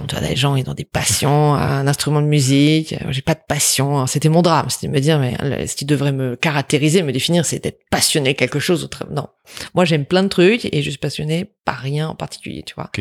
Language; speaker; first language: French; native; French